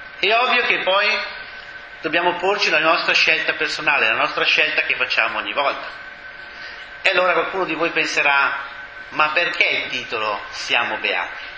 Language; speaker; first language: Italian; native; Italian